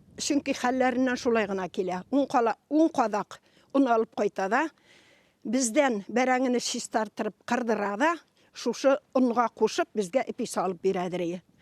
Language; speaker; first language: Tatar; native; Tatar